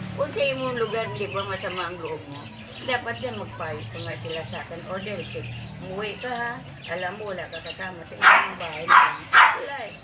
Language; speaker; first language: Filipino; non-native, local second language; Cebuano